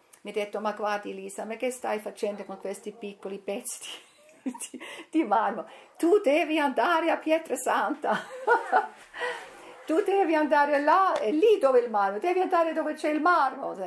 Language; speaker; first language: Italian; non-native, fluent; English